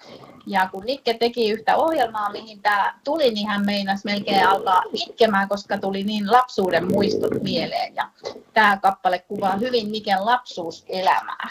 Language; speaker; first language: Finnish; native; Finnish